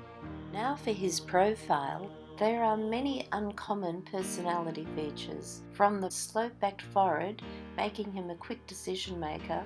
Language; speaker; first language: English; native; English